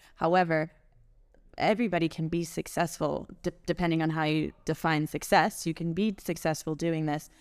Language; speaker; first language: English; early bilingual, other home language; German